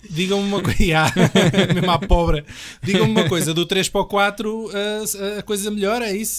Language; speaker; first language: Portuguese; native; Portuguese